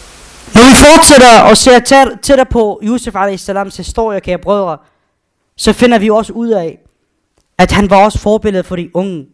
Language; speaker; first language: Danish; non-native, fluent; Arabic